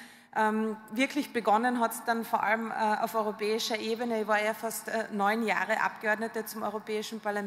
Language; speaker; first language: German; native; German